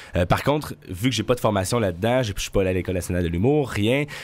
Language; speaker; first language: French; native; French